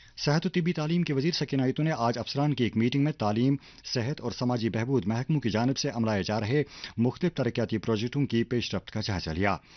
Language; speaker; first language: Urdu; non-native, local second language; Kashmiri